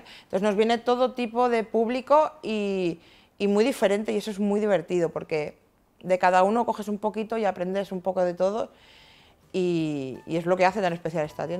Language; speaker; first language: Spanish; native; Spanish